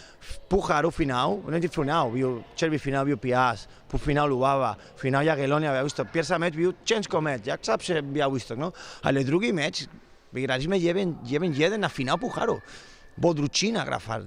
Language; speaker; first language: Polish; non-native, learner; Spanish